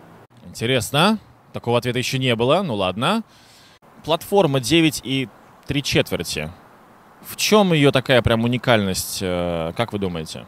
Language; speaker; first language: Russian; native; Russian